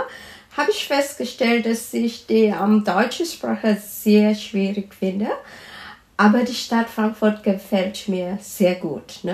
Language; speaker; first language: German; non-native, fluent; Malay